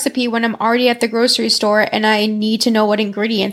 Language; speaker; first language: English; native; English